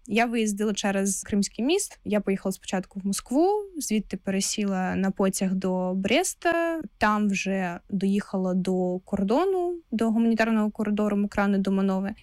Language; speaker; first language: Ukrainian; non-native, local second language; Russian